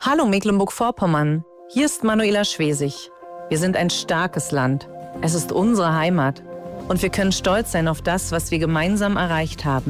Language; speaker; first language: German; native; German